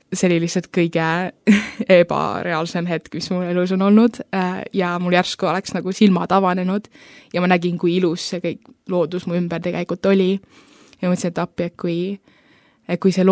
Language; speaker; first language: Estonian; early bilingual, heritage; Estonian